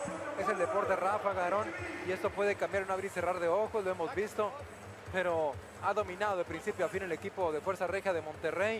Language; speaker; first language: Spanish; native; Spanish